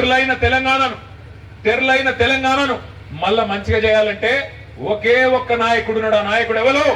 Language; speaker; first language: Telugu; native; Telugu